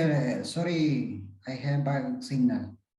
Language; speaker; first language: English; non-native, learner; Spanish